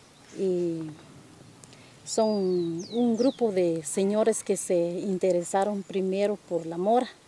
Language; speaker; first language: Spanish; non-native, local second language; Kaqchikel